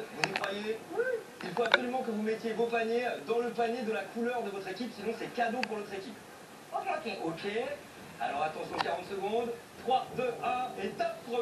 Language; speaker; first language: French; native; French